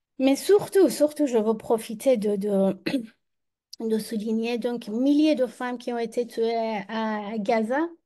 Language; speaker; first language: French; non-native, fluent; Persian